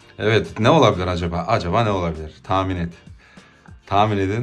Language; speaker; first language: Turkish; early bilingual, heritage; Turkish